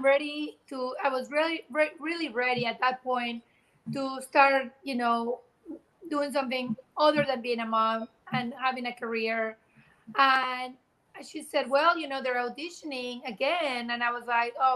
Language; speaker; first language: English; non-native, fluent; Spanish